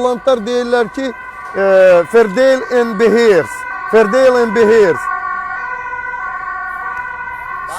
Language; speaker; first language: Dutch; non-native, learner; Azerbaijani